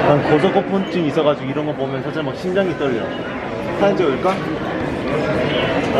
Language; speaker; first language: Korean; early bilingual, heritage; Korean